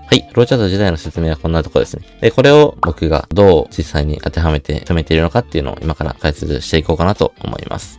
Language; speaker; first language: Japanese; native; Japanese